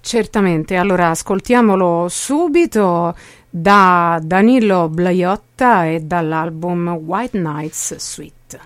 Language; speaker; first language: Italian; native; Italian